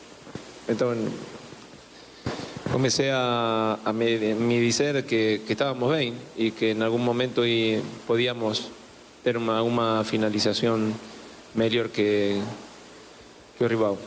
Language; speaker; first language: Portuguese; non-native, learner; Spanish